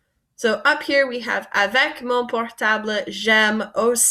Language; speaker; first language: French; non-native, fluent; English